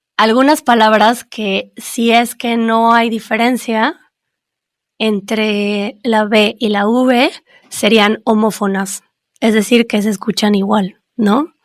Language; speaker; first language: Spanish; native; Spanish